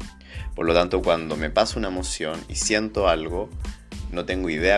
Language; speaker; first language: Spanish; native; Spanish